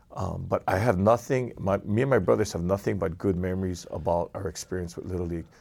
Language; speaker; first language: English; native; English